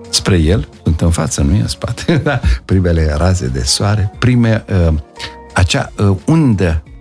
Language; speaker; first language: Romanian; native; Romanian